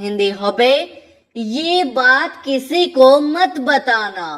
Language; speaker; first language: Hindi; non-native, fluent; Bangla